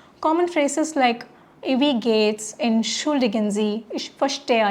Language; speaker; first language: German; non-native, learner; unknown